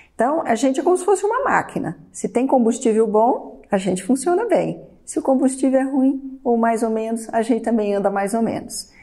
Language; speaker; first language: Portuguese; native; Portuguese